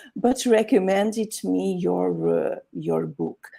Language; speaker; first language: English; non-native, fluent; Romanian